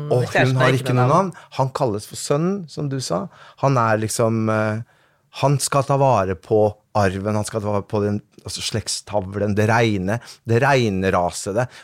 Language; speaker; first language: Norwegian; early bilingual, other home language; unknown